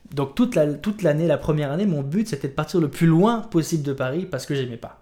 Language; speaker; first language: French; native; French